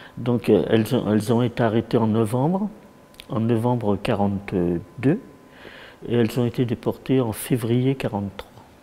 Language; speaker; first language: French; early bilingual, other home language; Yiddish